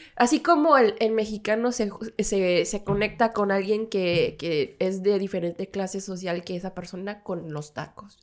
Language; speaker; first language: Spanish; non-native, fluent; Korean